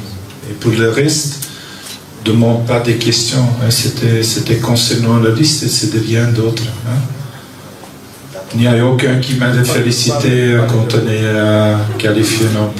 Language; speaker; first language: French; non-native, local second language; Dutch